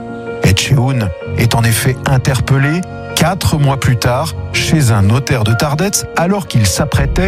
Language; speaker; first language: French; native; French